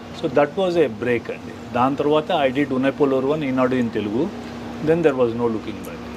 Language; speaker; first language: Telugu; native; Telugu